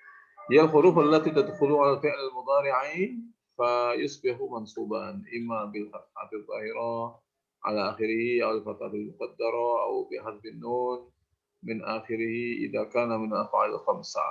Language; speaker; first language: Arabic; non-native, fluent; Indonesian